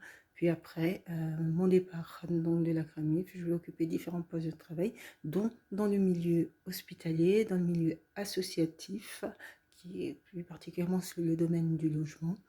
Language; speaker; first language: French; native; French